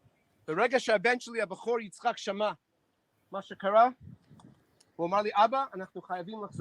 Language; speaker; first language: Hebrew; non-native, fluent; English